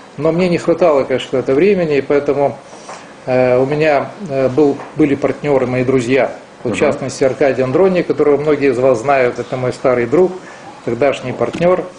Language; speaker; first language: Russian; non-native, local second language; Romanian